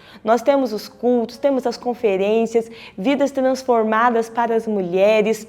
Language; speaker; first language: Portuguese; native; Portuguese